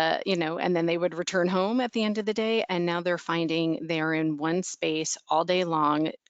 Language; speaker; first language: English; native; English